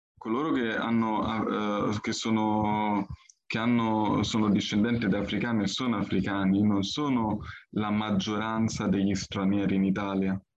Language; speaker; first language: Italian; early bilingual, other home language; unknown